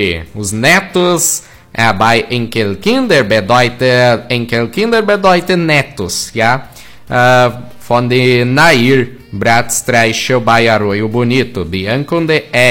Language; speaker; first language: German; early bilingual, heritage; Portuguese